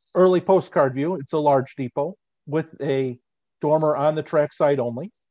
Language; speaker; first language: English; native; English